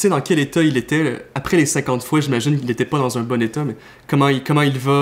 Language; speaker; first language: French; native; French